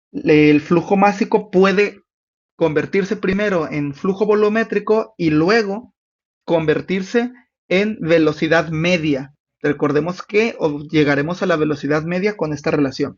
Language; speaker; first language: Spanish; native; Spanish